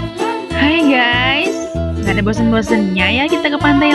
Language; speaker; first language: Indonesian; native; Indonesian